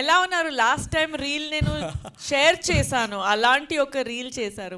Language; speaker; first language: Telugu; non-native, learner; Hindi